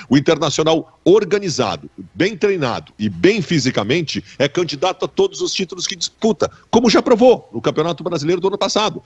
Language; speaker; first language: Portuguese; native; Portuguese